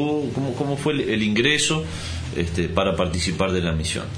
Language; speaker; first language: Spanish; native; Spanish